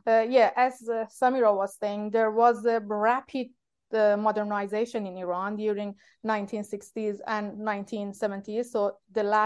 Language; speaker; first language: English; non-native, fluent; Persian